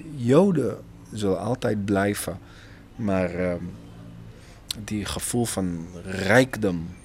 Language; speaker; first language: Dutch; non-native, fluent; Hebrew